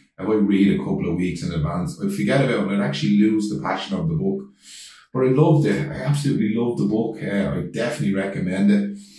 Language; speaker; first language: English; native; English